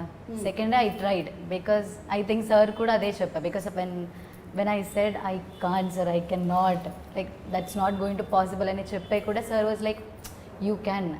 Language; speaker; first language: Telugu; non-native, learner; Malayalam